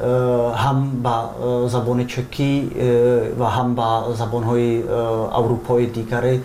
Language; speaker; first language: Persian; non-native, fluent; Czech